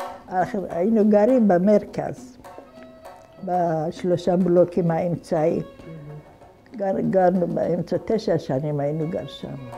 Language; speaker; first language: Hebrew; non-native, fluent; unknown